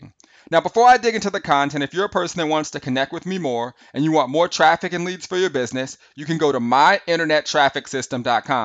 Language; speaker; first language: English; native; English